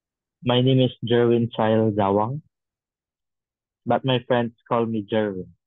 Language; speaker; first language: English; non-native, learner; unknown